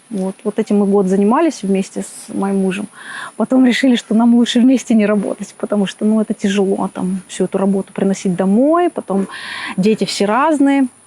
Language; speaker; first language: Russian; native; Russian